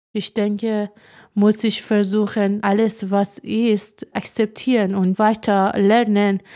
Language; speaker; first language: German; non-native, fluent; Persian